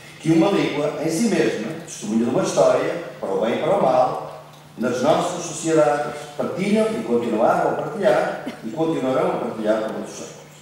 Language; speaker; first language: Portuguese; native; Portuguese